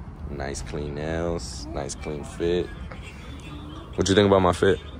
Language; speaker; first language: English; early bilingual, other home language; Spanish